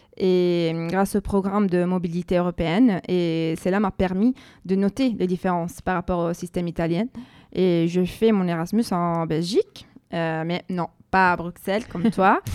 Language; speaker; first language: French; non-native, fluent; Italian